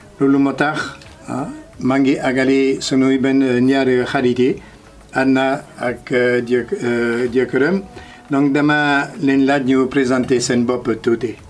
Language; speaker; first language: Wolof; non-native, fluent; French